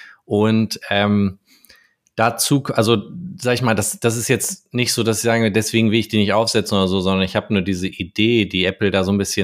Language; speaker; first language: German; native; German